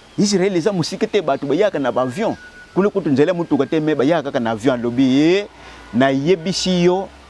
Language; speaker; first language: Lingala; non-native, local second language; Kongo